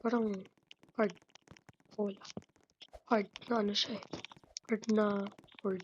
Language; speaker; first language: Filipino; native; Filipino